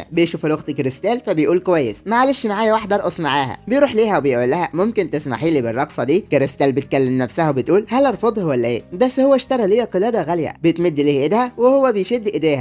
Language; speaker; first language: Arabic; native; Arabic